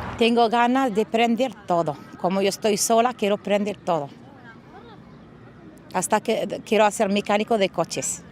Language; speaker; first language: Spanish; non-native, learner; Arabic